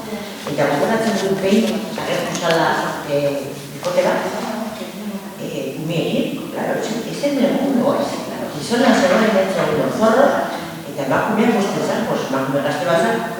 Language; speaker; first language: Basque; non-native, learner; Spanish